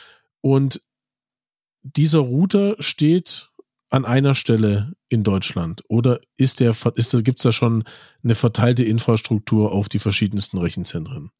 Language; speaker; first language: German; native; German